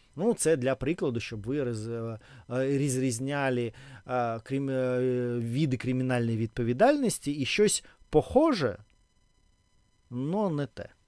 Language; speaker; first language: Ukrainian; non-native, local second language; Russian